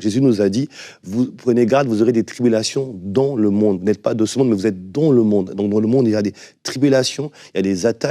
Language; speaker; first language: French; native; French